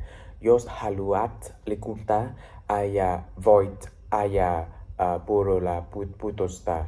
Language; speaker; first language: Finnish; non-native, learner; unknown